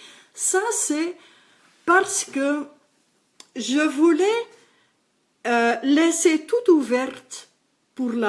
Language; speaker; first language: French; non-native, local second language; Dutch